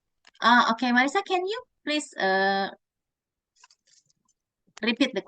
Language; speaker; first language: English; non-native, fluent; Indonesian